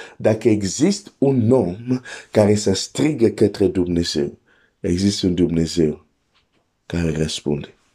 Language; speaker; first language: Romanian; non-native, fluent; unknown